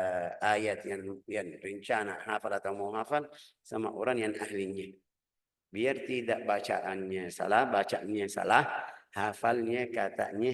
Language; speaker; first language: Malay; non-native, fluent; Arabic